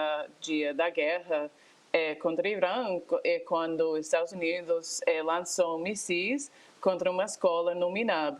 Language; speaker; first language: Portuguese; non-native, fluent; English